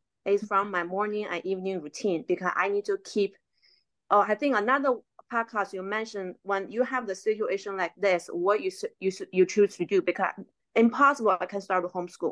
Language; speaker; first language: English; non-native, fluent; Chinese